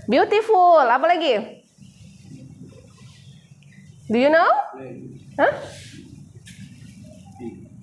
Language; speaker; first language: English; non-native, fluent; Indonesian